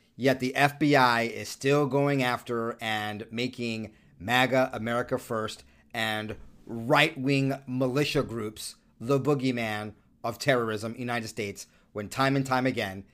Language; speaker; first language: English; native; English